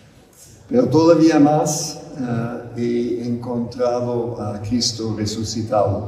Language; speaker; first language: Spanish; non-native, fluent; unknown